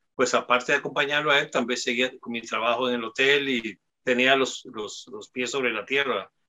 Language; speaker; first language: Spanish; native; Spanish